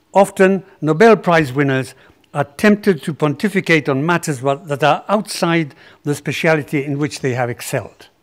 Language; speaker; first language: English; non-native, fluent; Spanish